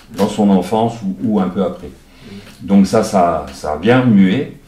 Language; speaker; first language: French; native; French